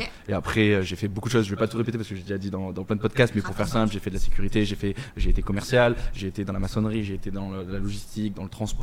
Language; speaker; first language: French; native; French